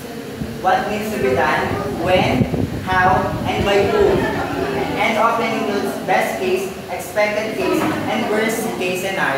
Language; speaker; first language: English; non-native, local second language; Filipino